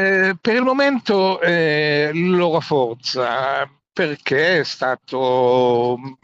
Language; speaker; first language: Italian; non-native, fluent; Hebrew